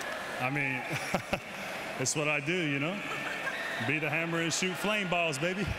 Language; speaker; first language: English; native; English